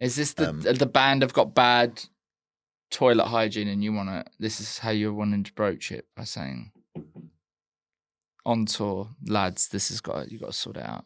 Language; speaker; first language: English; native; English